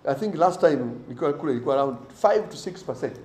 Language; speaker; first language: English; non-native, local second language; Swahili